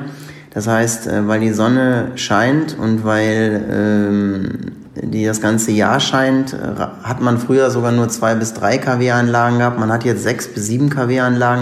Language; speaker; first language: German; native; German